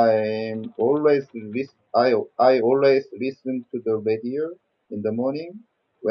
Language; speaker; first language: English; non-native, learner; Korean